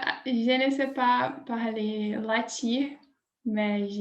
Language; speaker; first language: French; non-native, learner; Portuguese